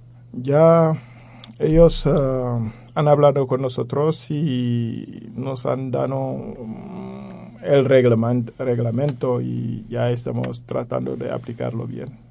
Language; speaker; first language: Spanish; non-native, fluent; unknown